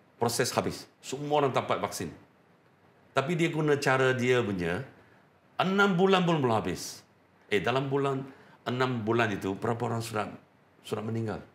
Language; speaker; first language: Malay; non-native, local second language; Chinese